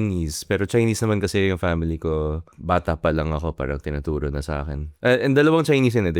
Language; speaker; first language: Filipino; native; Filipino